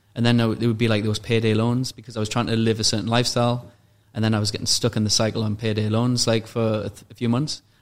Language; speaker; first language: English; native; English